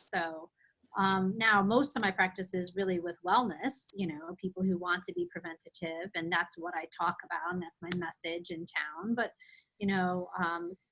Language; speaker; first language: English; native; English